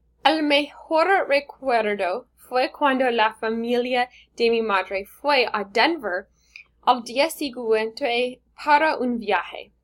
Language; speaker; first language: Spanish; non-native, learner; English